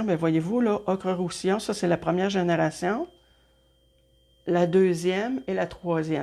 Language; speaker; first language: French; native; French